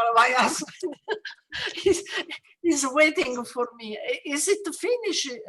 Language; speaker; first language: English; non-native, learner; Italian